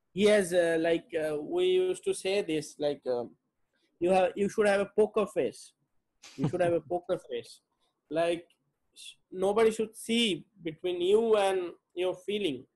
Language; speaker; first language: English; non-native, local second language; Bangla